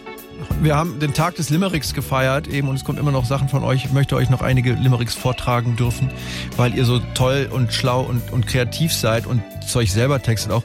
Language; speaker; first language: German; native; German